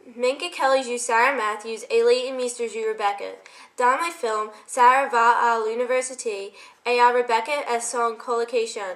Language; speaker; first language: French; non-native, learner; English